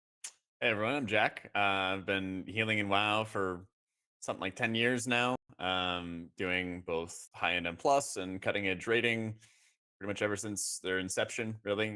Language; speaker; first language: English; native; English